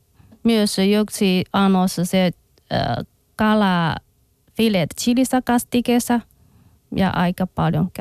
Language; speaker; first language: Finnish; non-native, learner; Chinese